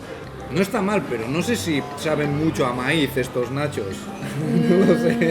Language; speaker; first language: Spanish; native; Spanish